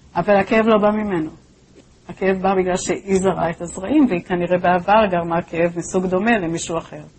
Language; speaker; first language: Hebrew; native; Hebrew